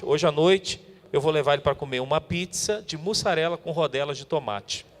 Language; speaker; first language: Portuguese; native; Portuguese